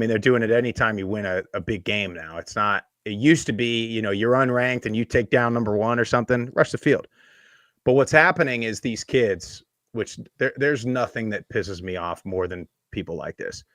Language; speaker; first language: English; native; English